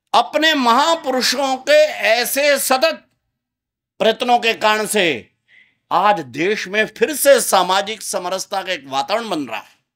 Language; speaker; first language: Hindi; native; Hindi